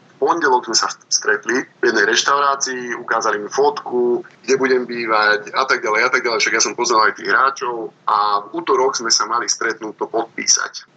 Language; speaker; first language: Slovak; native; Slovak